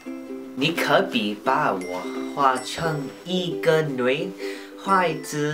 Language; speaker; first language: Chinese; non-native, learner; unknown